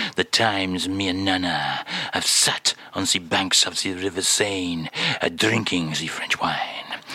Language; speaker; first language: English; native; English